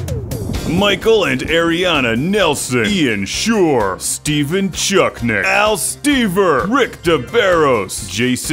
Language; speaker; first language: English; native; English